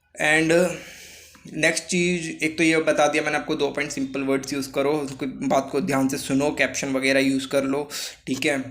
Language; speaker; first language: Hindi; native; Hindi